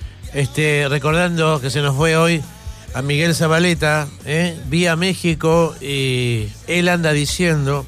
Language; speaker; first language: Spanish; native; Spanish